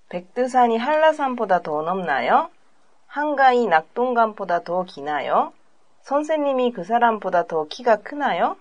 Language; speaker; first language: Korean; non-native, learner; Japanese